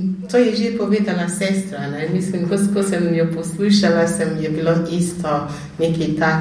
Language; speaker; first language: Slovenian; non-native, fluent; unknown